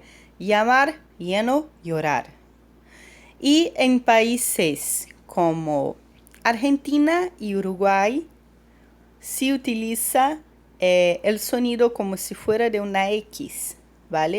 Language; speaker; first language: Spanish; non-native, fluent; Portuguese